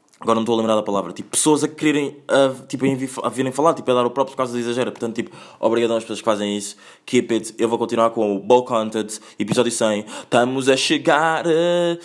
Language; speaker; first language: Portuguese; native; Portuguese